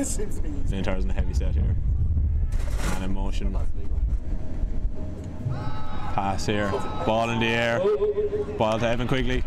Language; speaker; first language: English; native; English